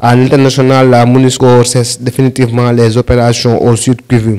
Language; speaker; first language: French; non-native, local second language; Wolof